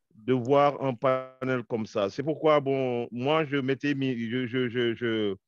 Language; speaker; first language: French; non-native, local second language; Wolof